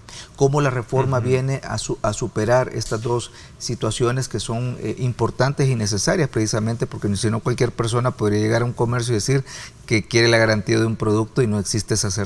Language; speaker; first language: Spanish; native; Spanish